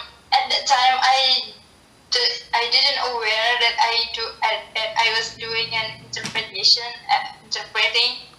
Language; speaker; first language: English; non-native, learner; Indonesian